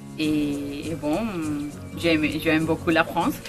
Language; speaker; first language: French; non-native, learner; Spanish